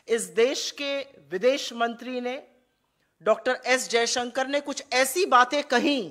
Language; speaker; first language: Hindi; native; Hindi